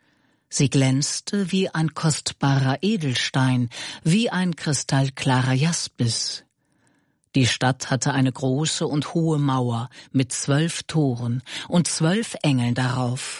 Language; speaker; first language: German; native; German